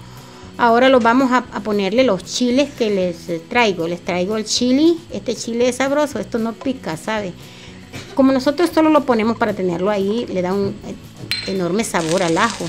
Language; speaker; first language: Spanish; native; Spanish